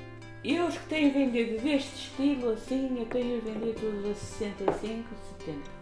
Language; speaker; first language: Portuguese; native; Portuguese